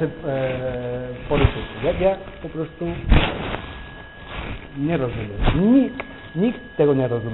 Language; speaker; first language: Polish; non-native, fluent; Catalan